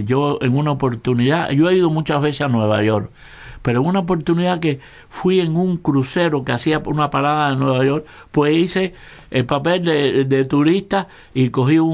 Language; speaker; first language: Spanish; native; Spanish